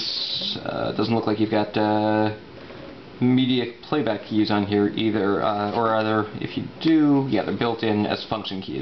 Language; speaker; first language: English; native; English